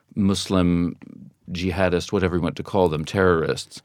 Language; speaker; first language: English; native; English